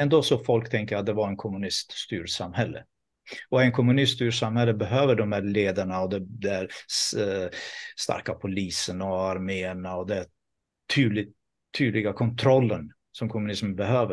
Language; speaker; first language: Swedish; non-native, fluent; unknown